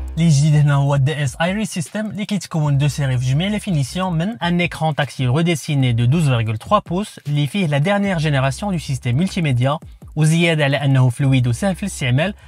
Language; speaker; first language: French; non-native, local second language; Arabic